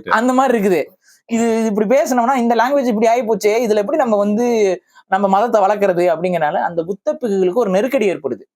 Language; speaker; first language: Tamil; native; Tamil